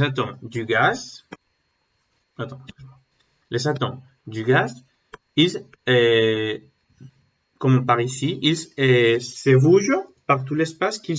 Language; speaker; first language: French; non-native, learner; Spanish